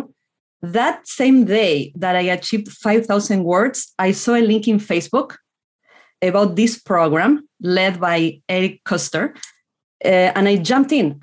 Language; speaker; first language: English; non-native, fluent; Spanish